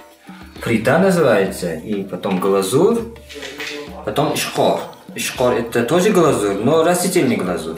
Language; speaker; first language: Russian; non-native, learner; Uzbek